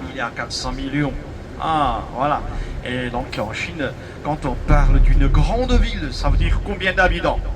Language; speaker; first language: French; non-native, fluent; Chinese